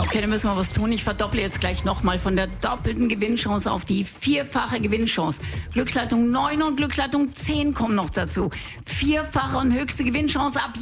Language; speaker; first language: German; native; German